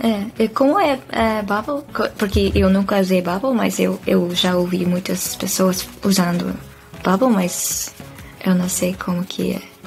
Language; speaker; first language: Portuguese; non-native, fluent; Dutch